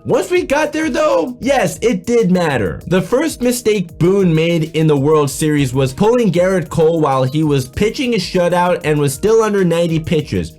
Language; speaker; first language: English; native; English